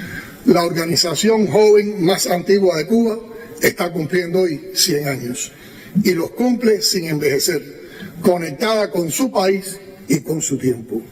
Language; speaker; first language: Spanish; native; Spanish